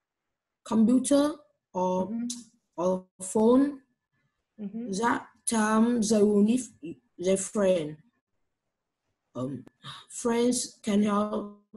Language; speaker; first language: English; non-native, learner; Vietnamese